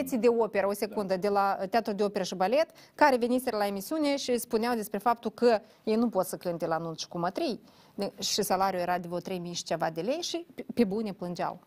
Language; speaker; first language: Romanian; native; Romanian